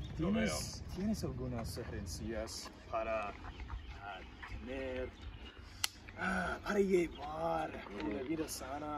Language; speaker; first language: Spanish; non-native, learner; English